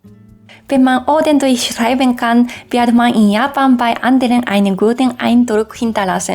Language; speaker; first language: German; non-native, fluent; Japanese